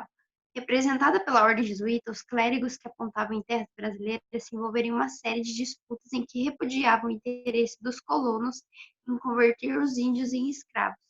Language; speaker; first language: Portuguese; native; Portuguese